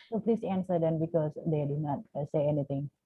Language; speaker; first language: English; non-native, fluent; Khmer